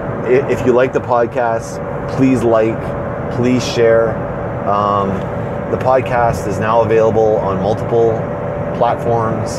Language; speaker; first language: English; native; English